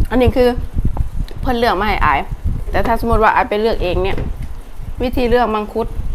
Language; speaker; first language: Thai; native; Thai